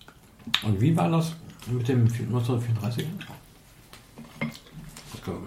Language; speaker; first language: German; native; German